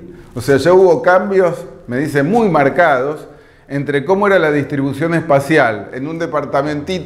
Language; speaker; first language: Spanish; native; Spanish